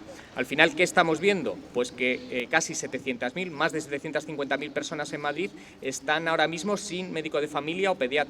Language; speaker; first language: Spanish; native; Spanish